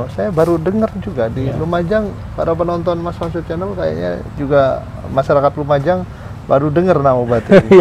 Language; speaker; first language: Indonesian; native; Indonesian